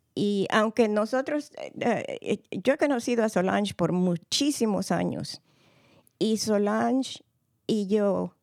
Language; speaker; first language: Spanish; early bilingual, heritage; Spanish